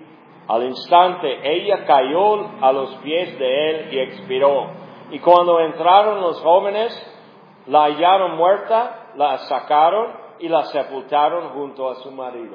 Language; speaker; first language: Spanish; non-native, fluent; English